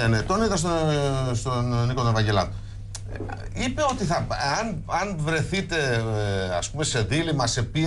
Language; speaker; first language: Greek; native; Greek